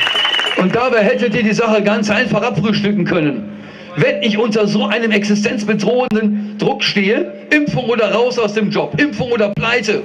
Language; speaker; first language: German; native; German